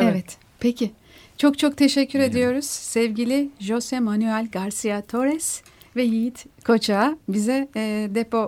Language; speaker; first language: Turkish; native; Turkish